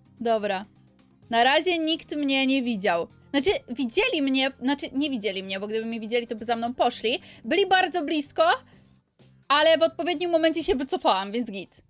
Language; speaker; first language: Polish; native; Polish